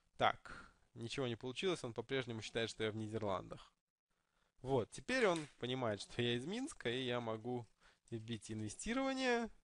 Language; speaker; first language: Russian; native; Russian